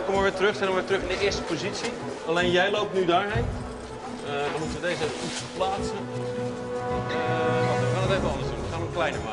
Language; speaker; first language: Dutch; native; Dutch